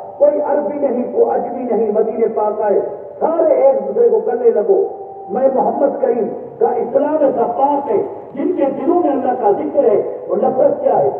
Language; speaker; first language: Urdu; non-native, local second language; Sindhi